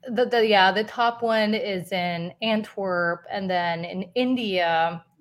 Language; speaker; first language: English; non-native, fluent; Spanish